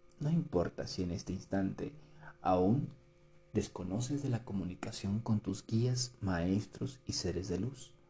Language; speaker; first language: Spanish; native; Spanish